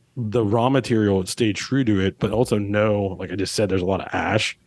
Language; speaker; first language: English; native; English